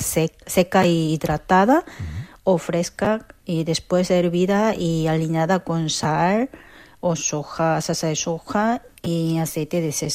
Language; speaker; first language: Spanish; non-native, fluent; Korean